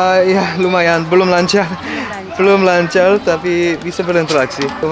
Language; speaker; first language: Indonesian; non-native, learner; English